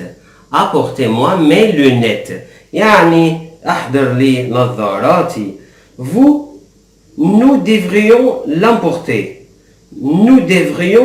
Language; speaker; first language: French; non-native, fluent; Arabic